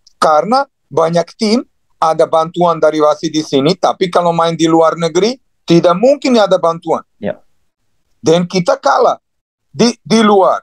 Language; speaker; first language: Indonesian; non-native, fluent; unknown